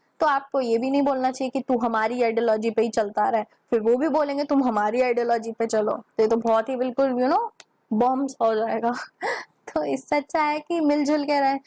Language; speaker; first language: Hindi; native; Hindi